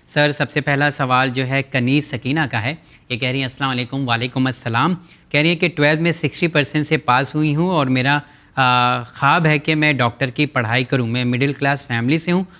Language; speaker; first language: Hindi; native; Hindi